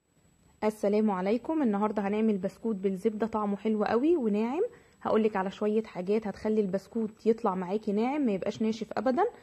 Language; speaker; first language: Arabic; native; Arabic